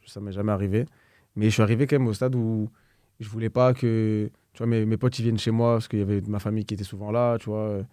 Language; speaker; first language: French; native; French